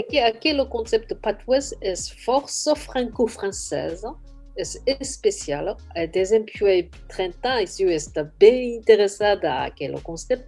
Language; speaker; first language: French; non-native, fluent; Japanese